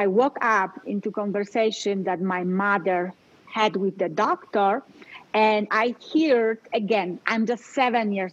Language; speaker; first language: English; non-native, fluent; Polish